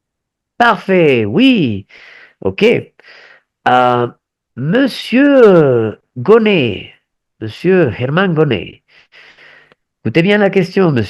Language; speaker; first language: French; non-native, fluent; Spanish